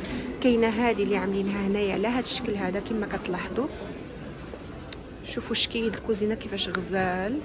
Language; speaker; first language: Arabic; native; Arabic